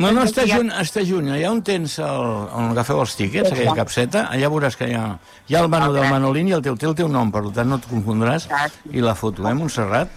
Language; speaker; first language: Catalan; native; Catalan